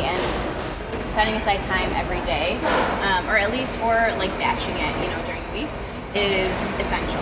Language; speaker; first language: English; native; English